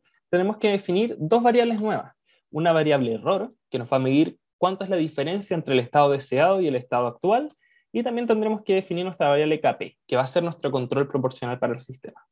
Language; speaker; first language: Spanish; native; Spanish